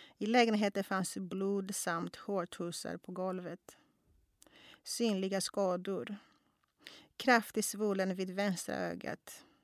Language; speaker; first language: Swedish; non-native, fluent; Kongo